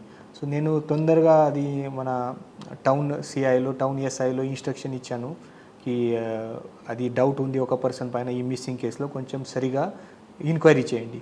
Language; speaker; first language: Telugu; non-native, learner; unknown